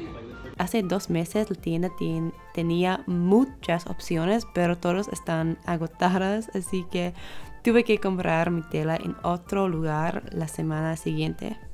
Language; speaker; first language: Spanish; non-native, learner; English